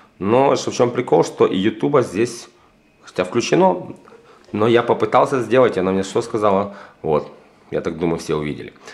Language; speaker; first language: Russian; native; Russian